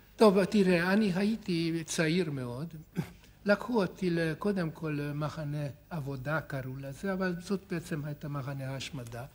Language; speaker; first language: Hebrew; non-native, fluent; Hungarian